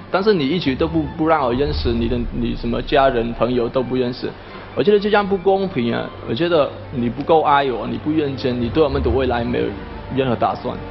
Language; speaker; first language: Chinese; non-native, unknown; Khmer